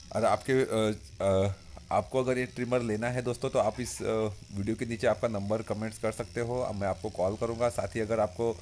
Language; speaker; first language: Hindi; non-native, local second language; Marathi